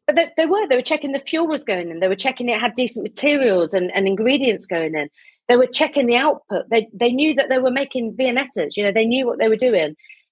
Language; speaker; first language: English; native; English